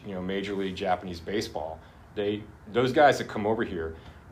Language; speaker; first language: English; native; English